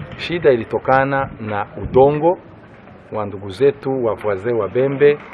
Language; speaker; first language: Swahili; non-native, local second language; Kinyarwanda